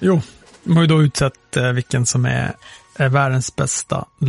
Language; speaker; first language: Swedish; native; Swedish